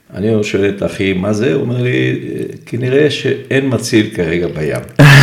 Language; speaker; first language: Hebrew; early bilingual, other home language; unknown